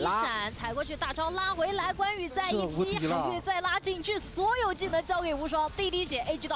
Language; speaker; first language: Chinese; native; Chinese